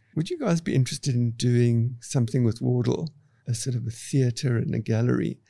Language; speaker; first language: English; native; English